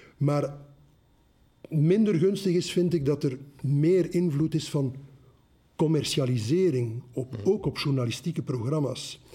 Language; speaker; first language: Dutch; native; Dutch